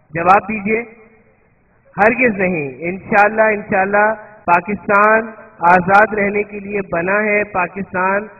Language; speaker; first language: Urdu; native; Urdu